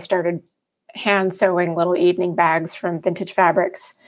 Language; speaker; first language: English; native; English